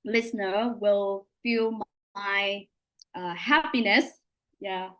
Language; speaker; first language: English; non-native, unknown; Vietnamese